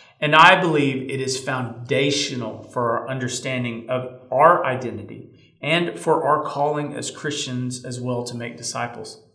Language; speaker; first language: English; native; English